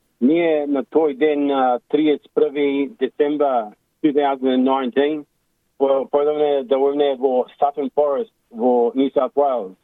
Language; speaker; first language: Macedonian; early bilingual, heritage; Macedonian